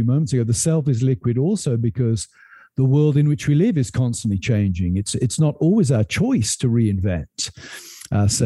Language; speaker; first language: English; native; English